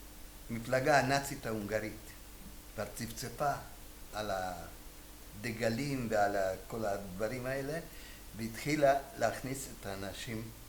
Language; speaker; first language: Hebrew; non-native, fluent; Hungarian